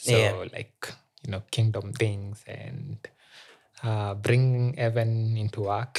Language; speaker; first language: English; non-native, local second language; Meru